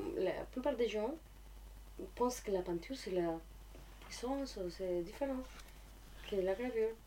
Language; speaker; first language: French; non-native, fluent; Spanish